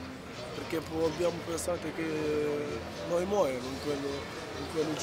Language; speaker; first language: Italian; non-native, learner; Arabic